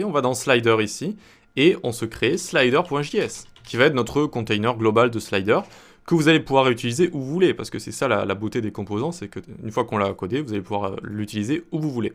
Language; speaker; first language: French; native; French